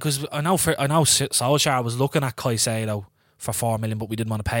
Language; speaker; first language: English; native; English